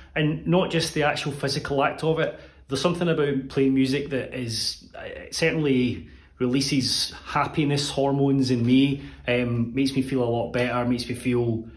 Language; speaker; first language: English; native; English